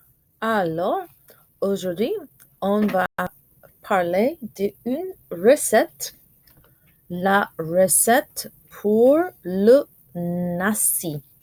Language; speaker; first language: French; non-native, fluent; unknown